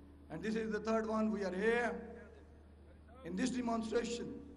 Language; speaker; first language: English; non-native, local second language; Urdu